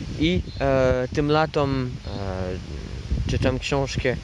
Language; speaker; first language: Polish; non-native, learner; French